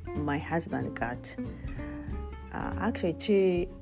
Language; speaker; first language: English; non-native, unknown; Japanese